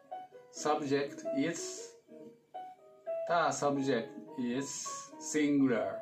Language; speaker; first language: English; non-native, learner; Thai